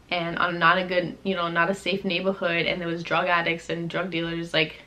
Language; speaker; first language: English; native; English